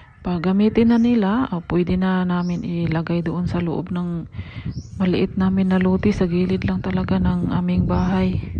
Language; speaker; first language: Filipino; non-native, local second language; Cebuano